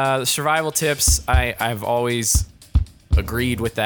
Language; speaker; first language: English; native; English